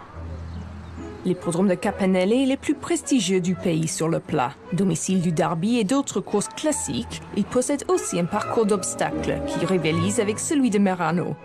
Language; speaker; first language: French; native; French